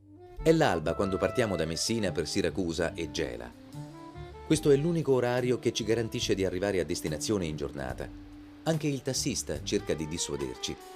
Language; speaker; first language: Italian; native; Italian